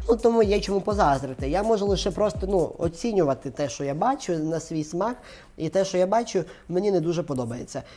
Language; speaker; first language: Ukrainian; non-native, local second language; Russian